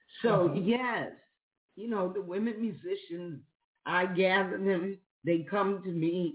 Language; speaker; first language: English; native; English